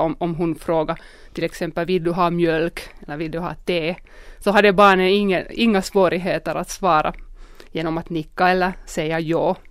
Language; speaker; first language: Swedish; non-native, local second language; Finnish